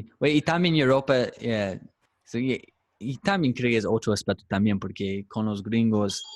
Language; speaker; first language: Spanish; non-native, fluent; English